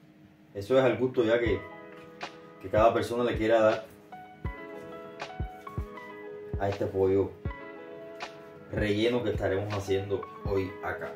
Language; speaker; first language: Spanish; native; Spanish